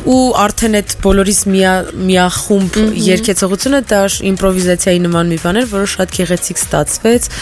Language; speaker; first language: Armenian; native; Armenian